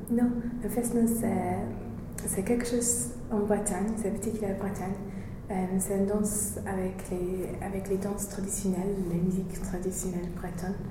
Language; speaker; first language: French; non-native, fluent; English